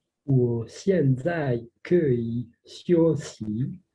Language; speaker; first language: Chinese; non-native, learner; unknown